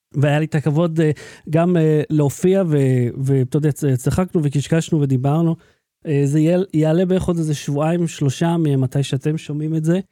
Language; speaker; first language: Hebrew; native; Hebrew